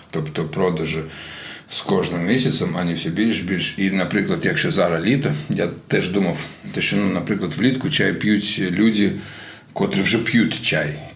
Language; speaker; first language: Ukrainian; non-native, local second language; Russian